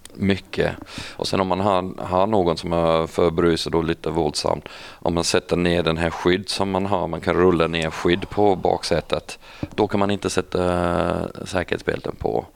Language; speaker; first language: Swedish; non-native, fluent; English